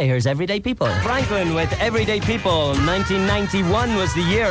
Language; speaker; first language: English; native; English